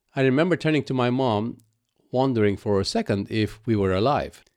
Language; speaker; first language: English; non-native, fluent; Arabic